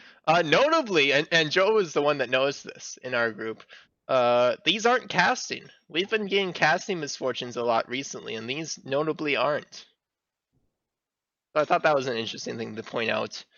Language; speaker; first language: English; native; English